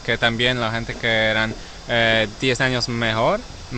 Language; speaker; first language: Spanish; non-native, learner; Polish